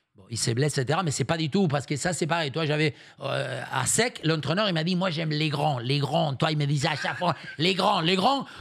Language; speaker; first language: French; non-native, fluent; Spanish